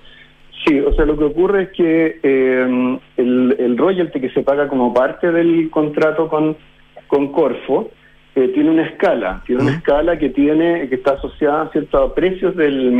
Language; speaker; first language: Spanish; native; Spanish